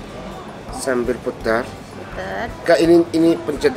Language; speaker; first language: Indonesian; non-native, fluent; Japanese